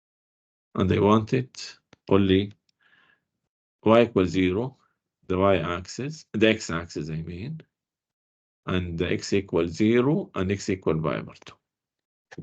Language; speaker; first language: English; non-native, fluent; Arabic